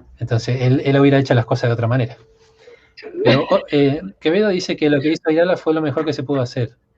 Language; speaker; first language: Spanish; native; Spanish